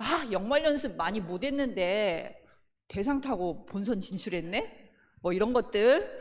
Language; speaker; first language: Korean; native; Korean